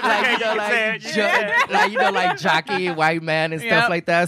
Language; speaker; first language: English; early bilingual, other home language; Spanish